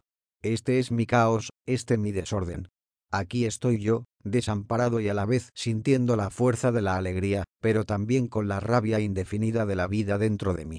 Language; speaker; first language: Spanish; native; Spanish